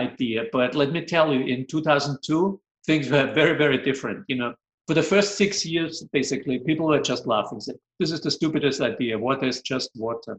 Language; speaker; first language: English; non-native, fluent; German